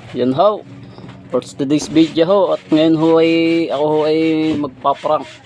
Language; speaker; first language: Filipino; native; Filipino